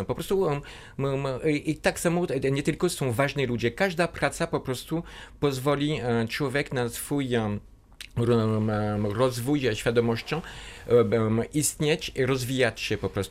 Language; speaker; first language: Polish; non-native, fluent; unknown